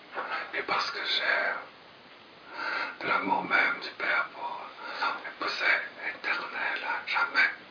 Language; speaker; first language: French; native; French